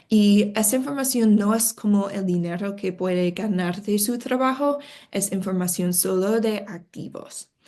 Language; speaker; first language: Spanish; non-native, fluent; English